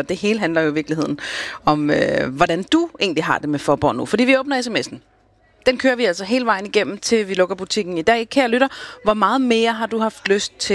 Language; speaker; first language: Danish; native; Danish